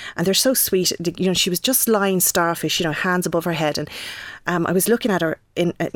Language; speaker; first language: English; native; English